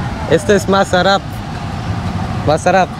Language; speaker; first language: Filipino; non-native, learner; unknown